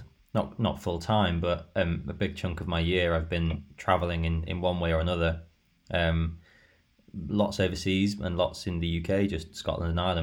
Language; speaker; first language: English; native; English